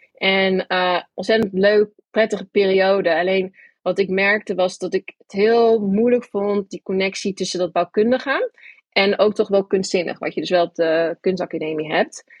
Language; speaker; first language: Dutch; early bilingual, other home language; English